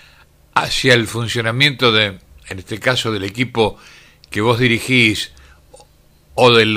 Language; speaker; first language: Spanish; native; Spanish